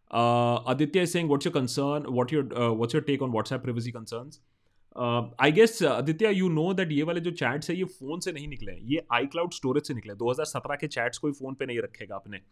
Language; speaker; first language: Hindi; non-native, local second language; Bangla